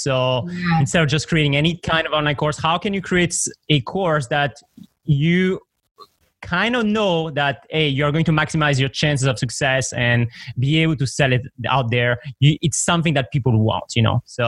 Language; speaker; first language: English; non-native, fluent; French